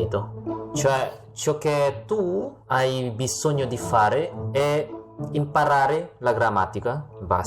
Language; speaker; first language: Italian; non-native, learner; Indonesian